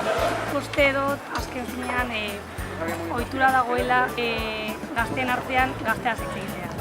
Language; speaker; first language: Basque; non-native, local second language; Spanish